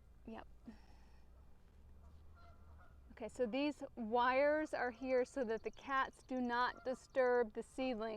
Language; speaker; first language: English; native; English